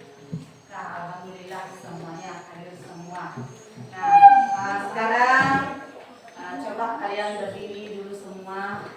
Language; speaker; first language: Indonesian; native; Indonesian